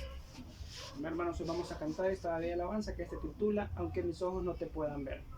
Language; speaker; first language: Spanish; native; Spanish